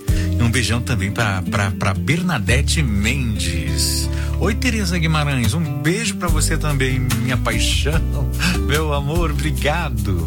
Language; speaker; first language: Portuguese; native; Portuguese